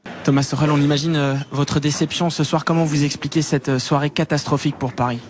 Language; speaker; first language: French; native; French